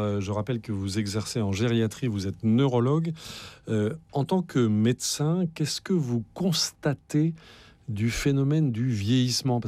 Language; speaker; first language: French; native; French